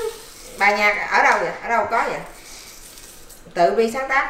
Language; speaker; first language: Vietnamese; native; Vietnamese